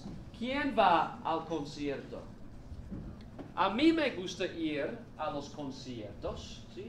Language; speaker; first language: Spanish; non-native, fluent; English